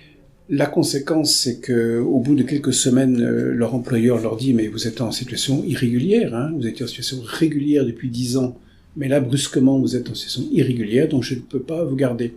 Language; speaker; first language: French; native; French